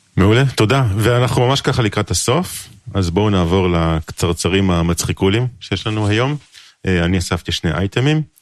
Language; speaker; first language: Hebrew; native; Hebrew